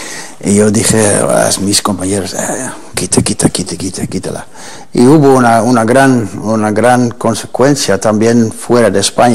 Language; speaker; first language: Spanish; non-native, fluent; Dutch